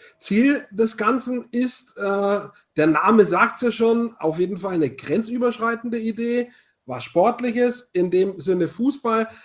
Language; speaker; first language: German; native; German